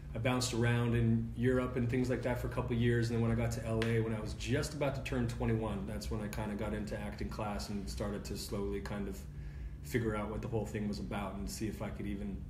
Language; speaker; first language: English; native; English